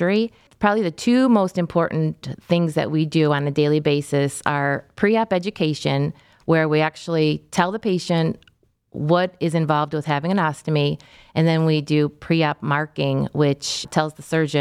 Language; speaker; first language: English; native; English